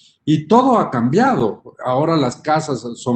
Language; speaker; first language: Spanish; native; Spanish